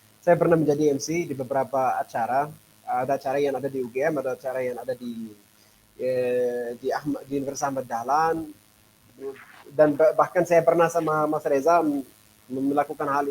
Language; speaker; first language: Indonesian; non-native, fluent; Arabic